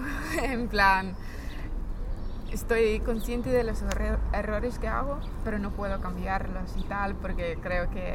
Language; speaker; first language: Spanish; non-native, fluent; English